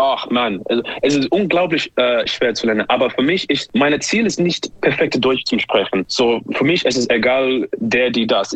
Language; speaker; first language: German; non-native, learner; English